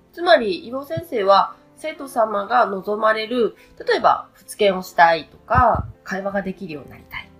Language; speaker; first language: Japanese; native; Japanese